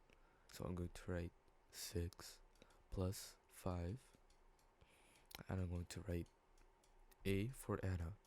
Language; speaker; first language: English; native; English